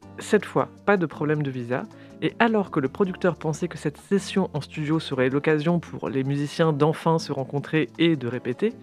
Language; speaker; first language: French; native; French